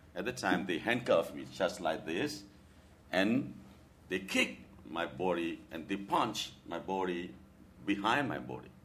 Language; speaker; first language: English; non-native, learner; Burmese